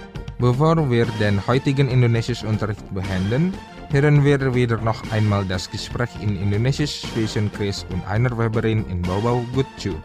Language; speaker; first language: German; non-native, fluent; Indonesian